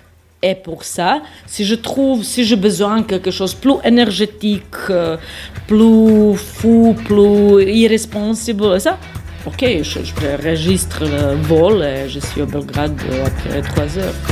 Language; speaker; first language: French; non-native, fluent; Serbian